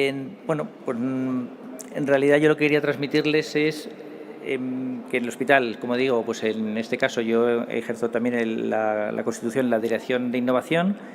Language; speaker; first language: Spanish; native; Spanish